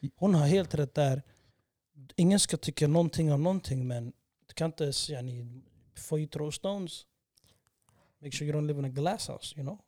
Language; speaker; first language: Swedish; early bilingual, other home language; English